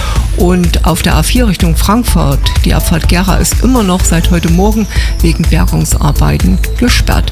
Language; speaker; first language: German; native; German